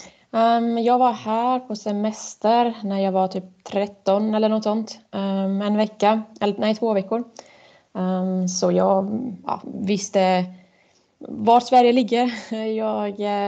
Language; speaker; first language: Swedish; non-native, fluent; German